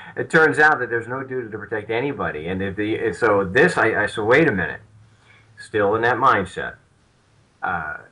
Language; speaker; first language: English; native; English